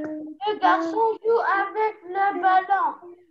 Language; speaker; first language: French; non-native, local second language; Arabic